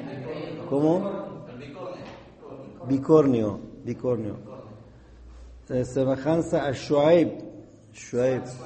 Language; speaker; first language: Spanish; non-native, fluent; Persian